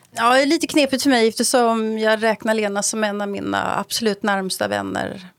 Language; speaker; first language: Swedish; native; Swedish